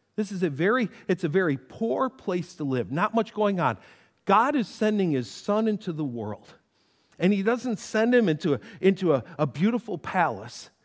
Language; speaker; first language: English; native; English